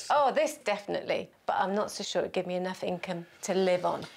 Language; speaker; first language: English; native; English